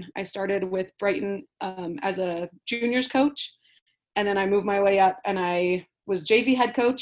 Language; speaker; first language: English; native; English